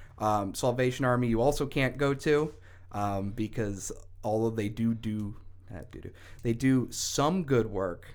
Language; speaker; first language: English; native; English